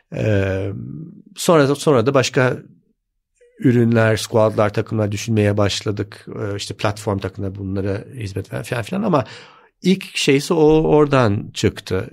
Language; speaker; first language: Turkish; early bilingual, heritage; Turkish